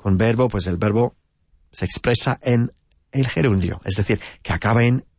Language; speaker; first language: Spanish; non-native, fluent; English